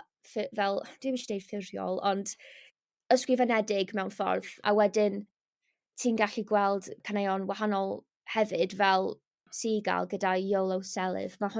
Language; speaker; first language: Welsh; non-native, local second language; English